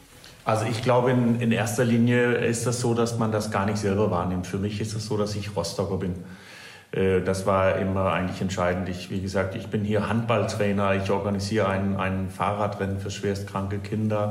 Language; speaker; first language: German; non-native, fluent; Danish